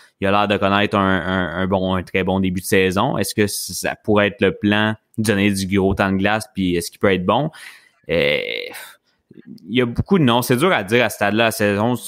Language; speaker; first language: French; native; French